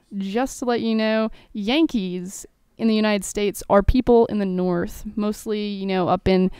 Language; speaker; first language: English; native; English